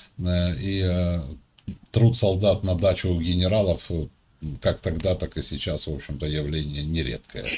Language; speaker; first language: Russian; native; Russian